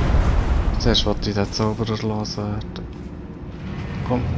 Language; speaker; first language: German; native; German